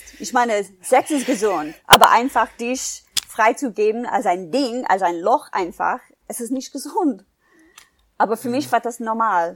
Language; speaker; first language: German; non-native, fluent; English